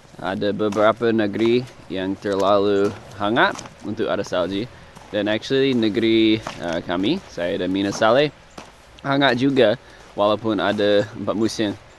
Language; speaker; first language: Malay; non-native, fluent; English